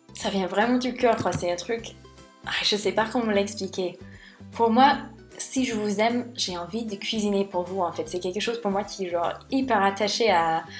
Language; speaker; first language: French; non-native, fluent; English